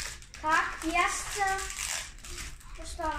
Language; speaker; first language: Russian; early bilingual, heritage; Russian